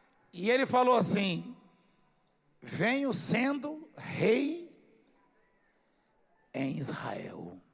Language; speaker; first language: Portuguese; native; Portuguese